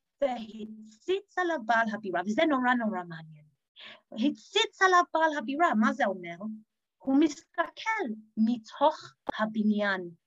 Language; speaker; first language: Hebrew; non-native, fluent; English